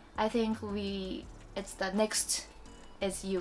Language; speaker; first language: English; non-native, learner; Japanese